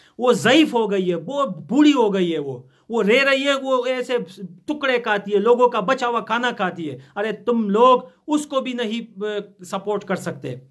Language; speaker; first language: Urdu; non-native, fluent; Pashto